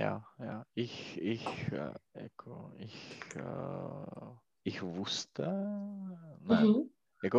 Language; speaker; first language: German; non-native, learner; Czech